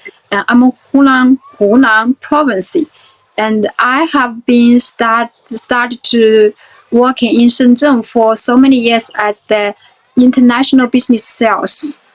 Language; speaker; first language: English; non-native, fluent; Chinese